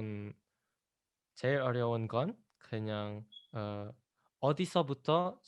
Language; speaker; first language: Korean; non-native, learner; Indonesian